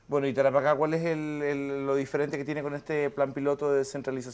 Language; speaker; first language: Spanish; native; Spanish